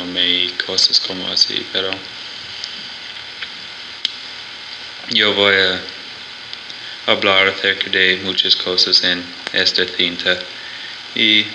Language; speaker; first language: Spanish; non-native, learner; English